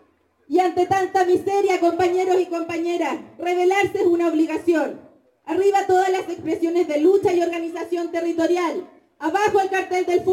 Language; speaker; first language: Spanish; native; Spanish